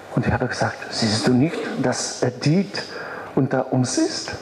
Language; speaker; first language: German; non-native, fluent; Polish